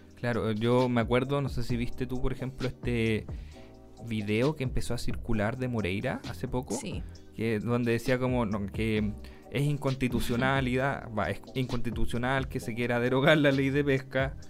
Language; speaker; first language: Spanish; native; Spanish